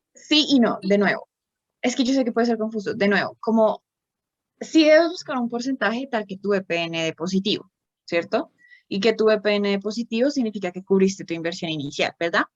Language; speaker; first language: Spanish; native; Spanish